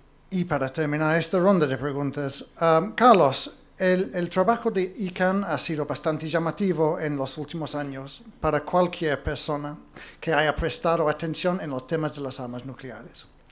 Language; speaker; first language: Spanish; non-native, fluent; English